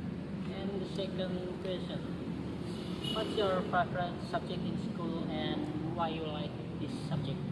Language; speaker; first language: English; non-native, learner; Indonesian